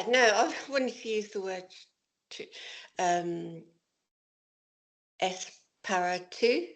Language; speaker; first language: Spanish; non-native, learner; English